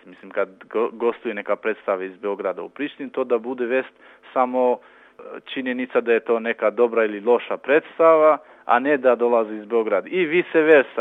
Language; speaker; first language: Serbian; non-native, local second language; Albanian